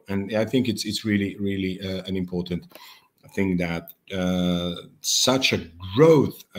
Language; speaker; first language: English; non-native, fluent; Serbian